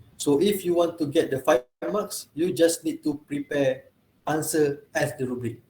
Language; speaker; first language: English; non-native, local second language; Malay